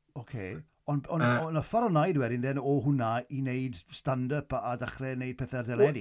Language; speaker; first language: Welsh; native; Welsh